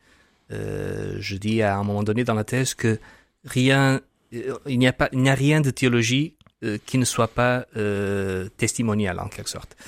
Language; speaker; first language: French; non-native, fluent; Portuguese